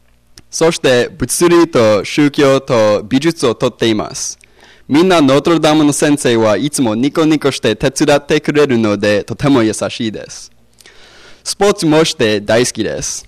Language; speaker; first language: Japanese; non-native, learner; English